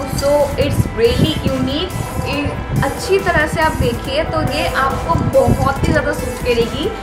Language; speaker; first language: Hindi; non-native, local second language; Bangla